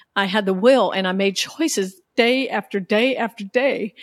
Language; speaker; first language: English; native; English